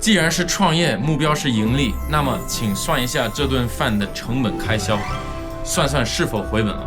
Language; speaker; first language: Chinese; non-native, local second language; English